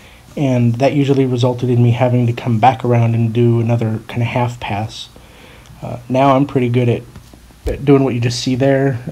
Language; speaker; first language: English; native; English